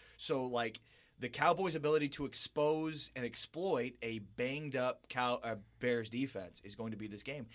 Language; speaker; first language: English; native; English